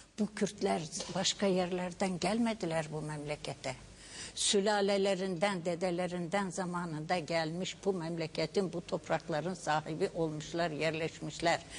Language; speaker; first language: Turkish; non-native, local second language; Kurdish